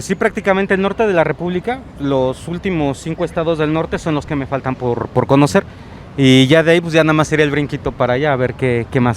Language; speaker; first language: Spanish; native; Spanish